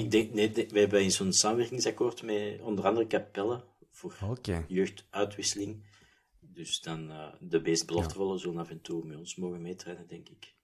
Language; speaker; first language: Dutch; native; Dutch